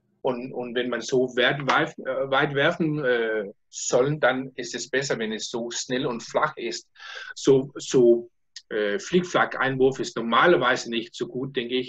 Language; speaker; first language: German; non-native, learner; Danish